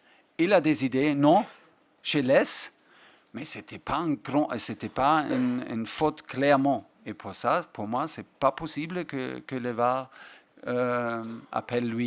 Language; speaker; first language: French; non-native, fluent; German